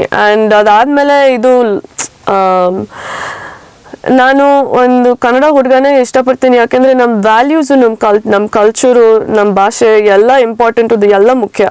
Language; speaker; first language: Kannada; early bilingual, heritage; Kannada